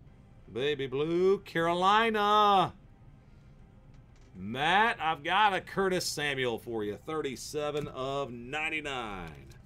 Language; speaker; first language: English; native; English